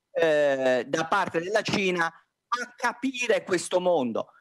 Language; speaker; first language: Italian; native; Italian